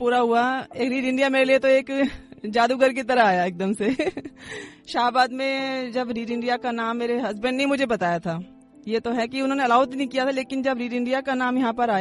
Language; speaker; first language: Hindi; native; Hindi